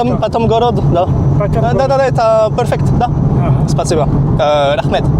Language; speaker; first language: Russian; non-native, learner; French